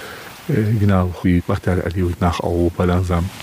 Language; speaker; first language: German; non-native, learner; Kurdish